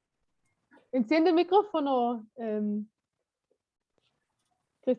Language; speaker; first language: Spanish; non-native, fluent; German